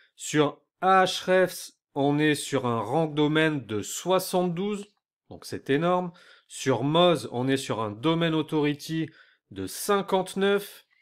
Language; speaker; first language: French; native; French